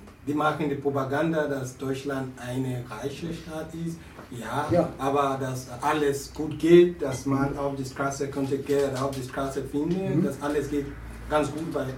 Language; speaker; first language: German; non-native, learner; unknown